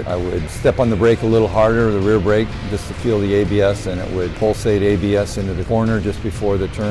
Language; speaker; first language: English; native; English